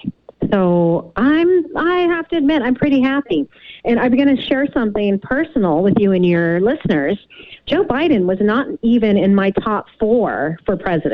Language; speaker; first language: English; native; English